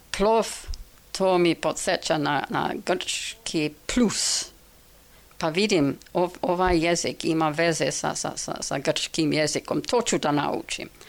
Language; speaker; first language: Serbian; non-native, fluent; English